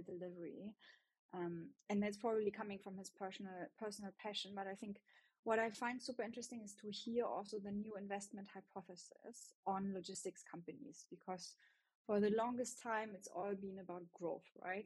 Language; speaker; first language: English; non-native, fluent; German